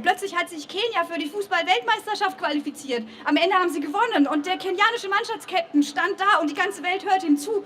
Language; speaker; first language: German; native; German